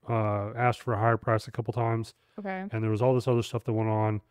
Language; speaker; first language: English; native; English